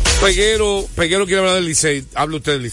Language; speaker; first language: Spanish; native; Spanish